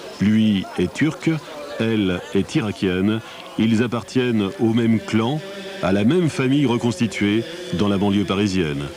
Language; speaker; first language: French; native; French